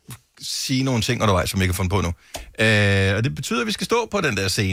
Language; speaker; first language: Danish; native; Danish